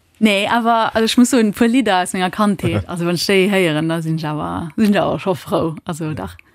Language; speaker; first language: Luxembourgish; early bilingual, other home language; Italian